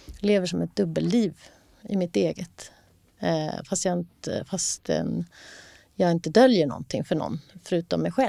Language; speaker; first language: Swedish; native; Swedish